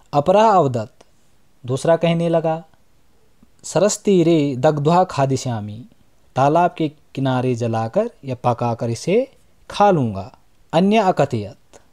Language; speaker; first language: Hindi; native; Hindi